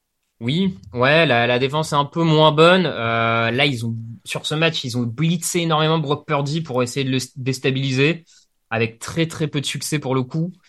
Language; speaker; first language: French; native; French